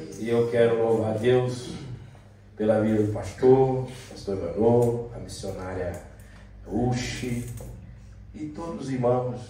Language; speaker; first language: Portuguese; native; Portuguese